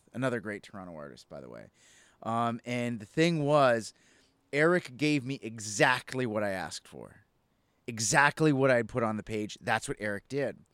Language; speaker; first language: English; native; English